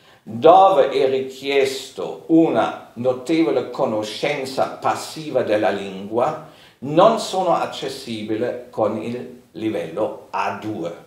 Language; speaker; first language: Italian; non-native, fluent; German